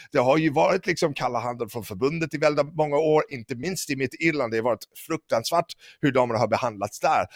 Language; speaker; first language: Swedish; non-native, fluent; English